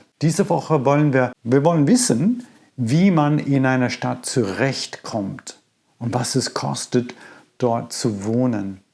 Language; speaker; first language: German; non-native, fluent; English